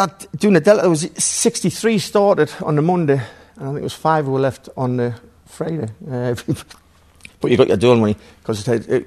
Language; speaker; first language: English; native; English